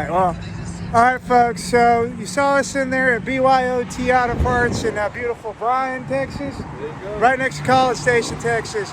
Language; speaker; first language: English; native; English